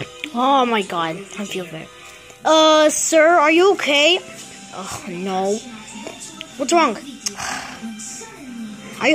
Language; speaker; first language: English; native; English